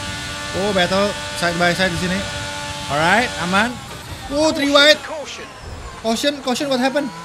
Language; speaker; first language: English; non-native, fluent; Indonesian